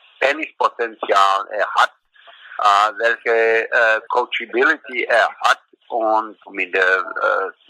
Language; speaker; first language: German; non-native, learner; Croatian